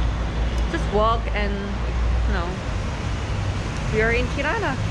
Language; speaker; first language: English; non-native, learner; Korean